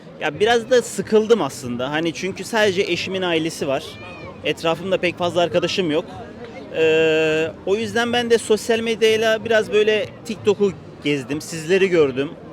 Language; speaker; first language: Turkish; native; Turkish